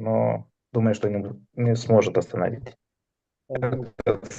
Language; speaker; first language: Russian; non-native, fluent; Romanian